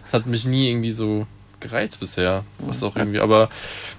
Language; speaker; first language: German; native; German